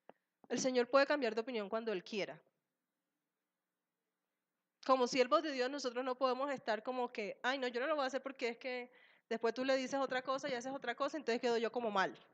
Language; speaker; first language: Spanish; native; Spanish